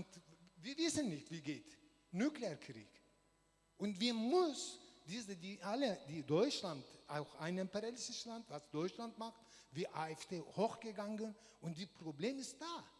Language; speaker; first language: German; non-native, learner; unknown